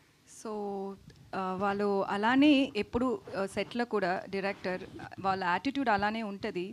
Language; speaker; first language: Telugu; non-native, learner; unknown